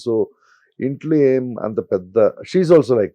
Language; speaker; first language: Telugu; non-native, local second language; Malayalam